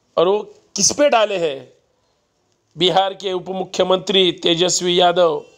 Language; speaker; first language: Hindi; non-native, local second language; Marathi